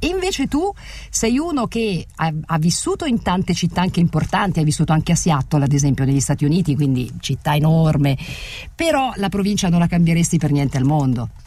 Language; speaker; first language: Italian; native; Italian